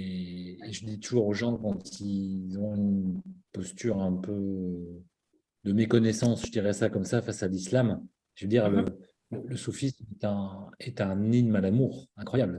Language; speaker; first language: French; native; French